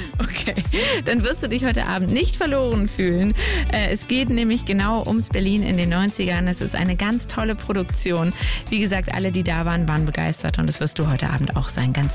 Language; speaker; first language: German; native; German